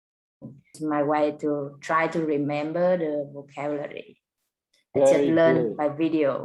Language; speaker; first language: English; non-native, learner; Vietnamese